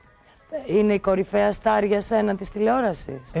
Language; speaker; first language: Greek; native; Greek